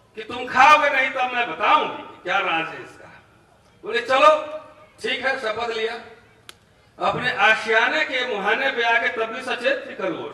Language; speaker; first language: Hindi; native; Hindi